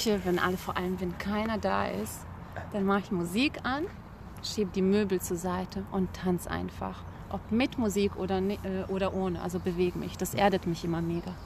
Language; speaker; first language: German; early bilingual, other home language; Bosnian